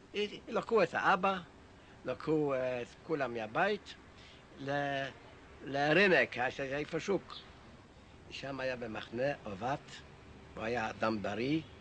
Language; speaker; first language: Hebrew; non-native, learner; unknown